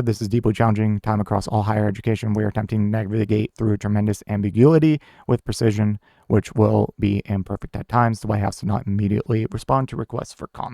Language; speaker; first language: English; native; English